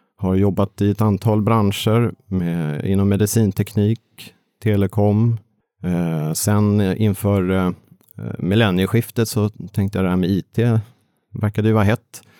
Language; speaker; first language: Swedish; native; Swedish